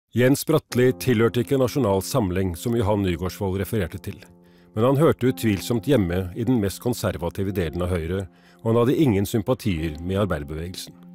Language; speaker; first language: Norwegian; native; Norwegian